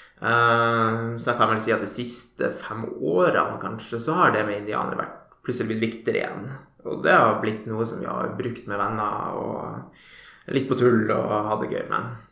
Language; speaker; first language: Norwegian; native; Norwegian